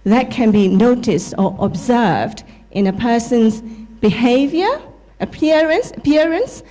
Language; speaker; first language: English; non-native, fluent; Burmese